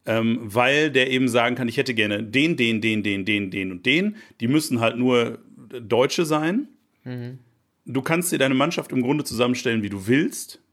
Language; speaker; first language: German; native; German